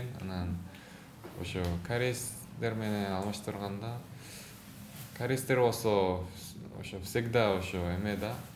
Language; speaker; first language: Kyrgyz; early bilingual, other home language; Korean